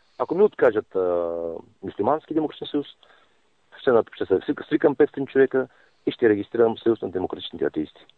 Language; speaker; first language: Bulgarian; non-native, local second language; Turkish